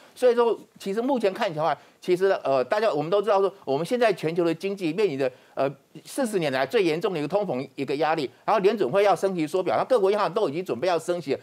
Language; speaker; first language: Chinese; native; Chinese